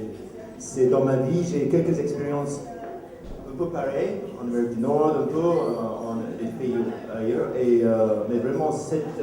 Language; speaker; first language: French; non-native, fluent; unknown